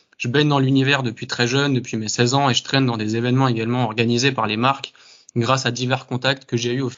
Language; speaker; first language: French; native; French